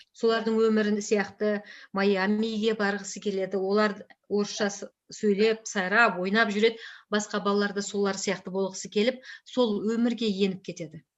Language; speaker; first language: Kazakh; native; Kazakh